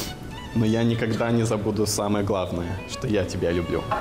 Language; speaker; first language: Russian; early bilingual, heritage; Russian